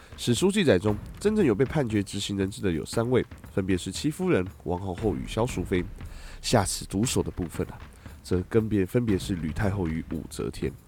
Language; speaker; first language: Chinese; native; Chinese